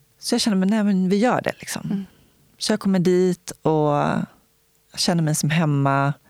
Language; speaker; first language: Swedish; native; Swedish